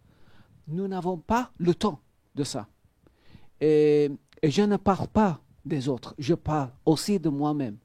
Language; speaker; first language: French; non-native, fluent; Maltese